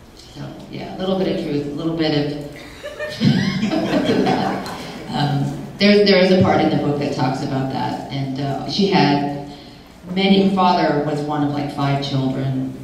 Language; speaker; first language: English; native; English